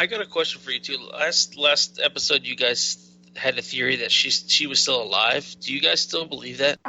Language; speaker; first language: English; native; English